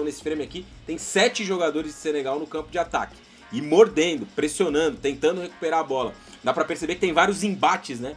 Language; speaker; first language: Portuguese; native; Portuguese